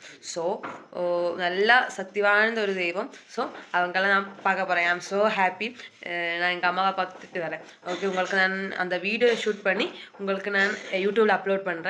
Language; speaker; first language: Tamil; non-native, local second language; Malayalam